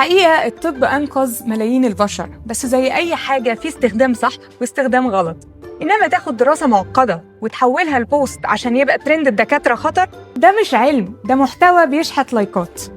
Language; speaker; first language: Arabic; native; Arabic